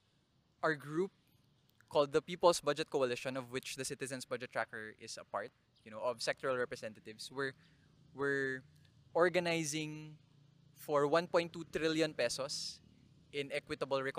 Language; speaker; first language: English; non-native, local second language; Bikol